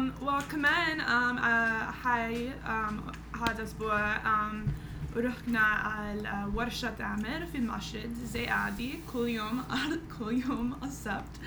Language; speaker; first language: Arabic; non-native, learner; English